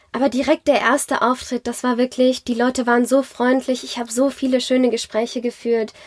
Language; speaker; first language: German; native; German